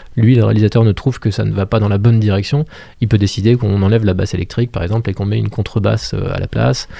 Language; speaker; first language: French; native; French